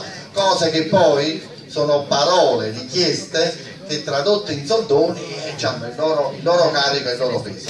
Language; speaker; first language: Italian; native; Italian